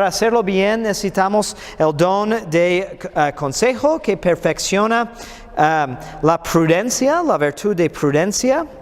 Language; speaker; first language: Spanish; non-native, fluent; English